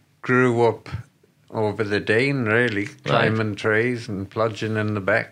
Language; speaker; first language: English; native; English